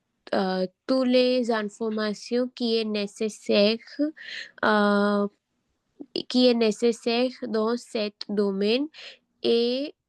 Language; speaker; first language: French; non-native, learner; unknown